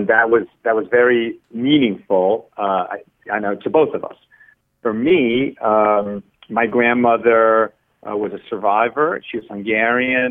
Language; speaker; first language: English; early bilingual, other home language; Spanish